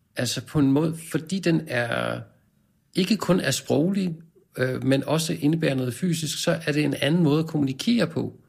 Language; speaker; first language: Danish; native; Danish